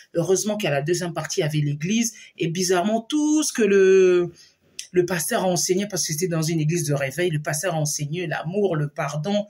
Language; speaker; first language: French; non-native, local second language; Lingala